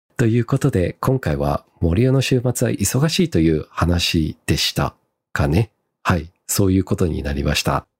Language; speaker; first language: Japanese; early bilingual, heritage; Japanese